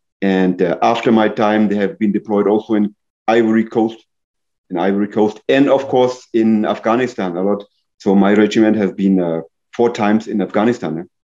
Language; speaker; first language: English; non-native, fluent; German